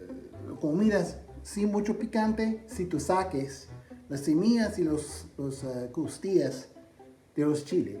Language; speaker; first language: Spanish; non-native, fluent; English